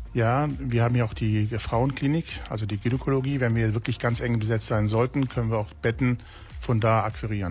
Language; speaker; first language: German; native; German